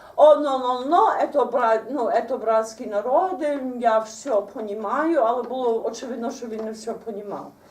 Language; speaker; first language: Ukrainian; early bilingual, heritage; Ukrainian